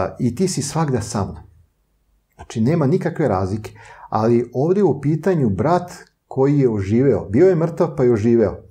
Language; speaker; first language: Serbian; native; Serbian